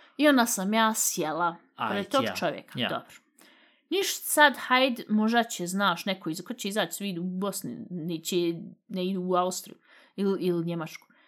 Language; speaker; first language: Bosnian; early bilingual, heritage; Bosnian